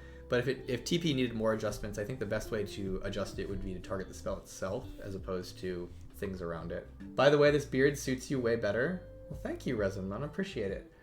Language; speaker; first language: English; native; English